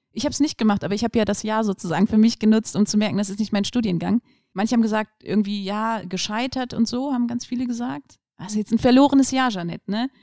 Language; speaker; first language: German; native; German